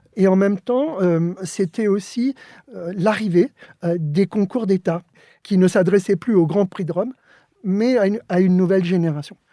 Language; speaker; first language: French; early bilingual, other home language; Spanish